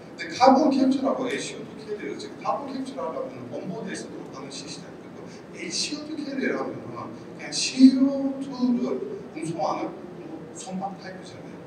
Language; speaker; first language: Korean; non-native, fluent; Turkish